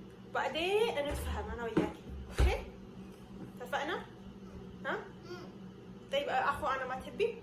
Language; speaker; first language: Arabic; non-native, fluent; Amharic